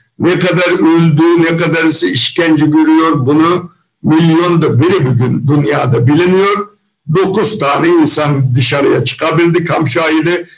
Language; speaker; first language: Turkish; non-native, fluent; Uyghur